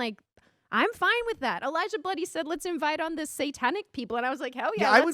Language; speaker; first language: English; native; English